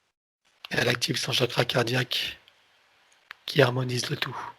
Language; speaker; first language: French; native; French